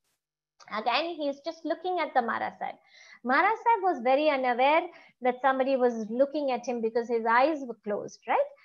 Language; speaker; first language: English; non-native, local second language; Gujarati